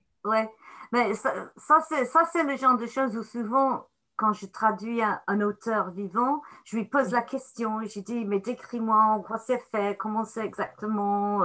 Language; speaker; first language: French; non-native, fluent; English